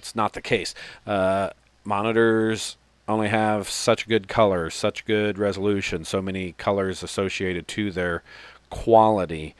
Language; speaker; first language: English; native; English